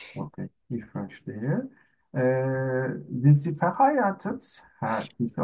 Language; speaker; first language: German; non-native, learner; Turkish